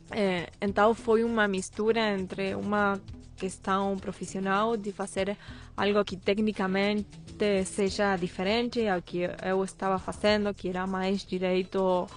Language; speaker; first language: Portuguese; non-native, fluent; Spanish